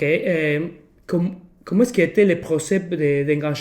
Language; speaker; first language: French; non-native, fluent; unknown